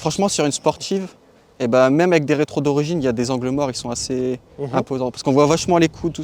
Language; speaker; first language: French; native; French